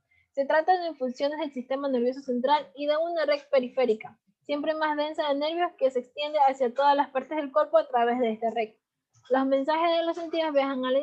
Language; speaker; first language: Spanish; native; Spanish